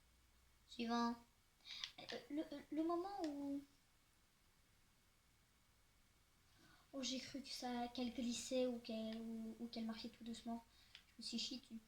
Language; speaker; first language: French; native; French